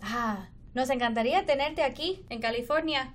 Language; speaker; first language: Spanish; non-native, fluent; English